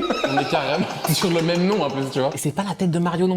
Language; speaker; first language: French; native; French